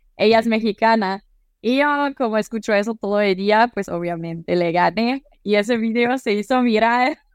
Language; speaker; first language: Spanish; non-native, fluent; German